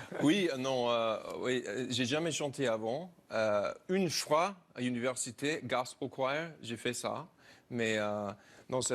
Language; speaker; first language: French; non-native, learner; English